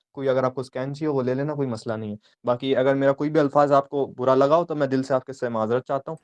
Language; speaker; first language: Urdu; non-native, local second language; Punjabi